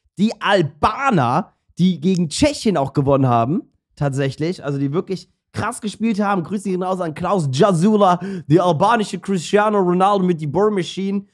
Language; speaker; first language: German; early bilingual, other home language; Turkish